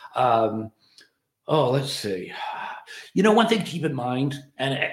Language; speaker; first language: English; native; English